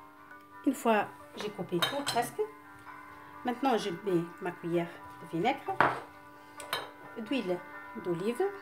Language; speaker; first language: French; non-native, local second language; Arabic